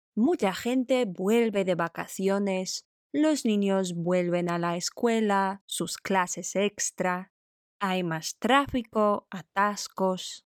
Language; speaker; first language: Spanish; non-native, fluent; Polish